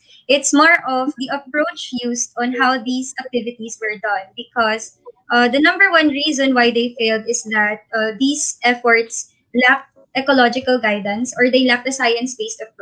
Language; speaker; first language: English; non-native, local second language; Filipino